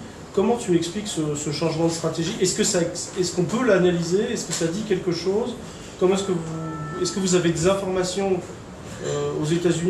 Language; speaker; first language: French; native; French